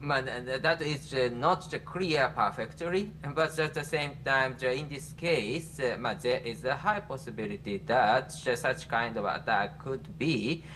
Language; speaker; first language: English; non-native, fluent; Japanese